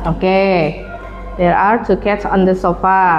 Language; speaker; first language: English; non-native, learner; Indonesian